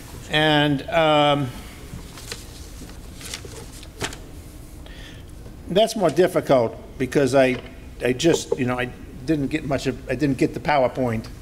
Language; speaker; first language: English; native; English